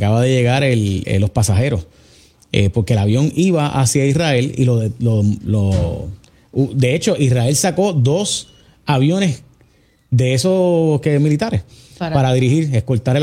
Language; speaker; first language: Spanish; native; Spanish